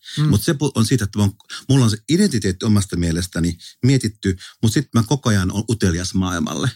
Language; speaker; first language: Finnish; native; Finnish